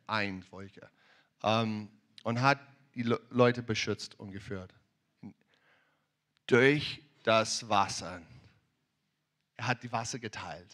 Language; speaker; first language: German; non-native, fluent; English